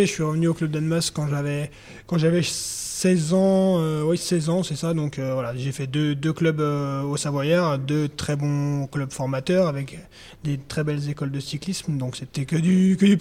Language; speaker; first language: French; native; French